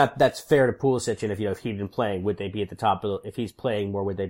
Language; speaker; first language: English; native; English